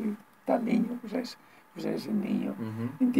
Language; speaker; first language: Spanish; non-native, learner; Italian